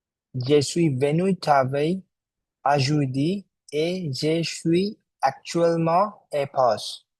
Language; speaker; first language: French; non-native, learner; Bangla